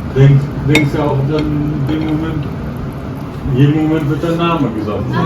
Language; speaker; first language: German; native; German